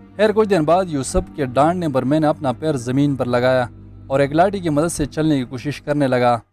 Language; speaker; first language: Urdu; non-native, local second language; Pashto